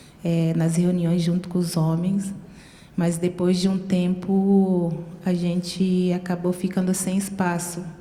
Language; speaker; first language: Portuguese; non-native, local second language; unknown